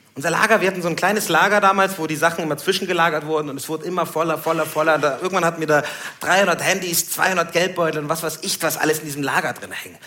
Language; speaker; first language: German; early bilingual, other home language; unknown